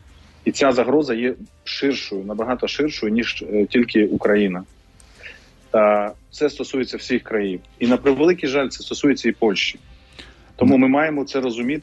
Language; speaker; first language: Ukrainian; native; Ukrainian